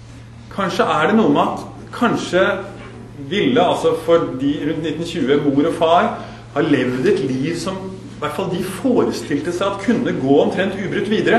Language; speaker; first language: Norwegian; native; Norwegian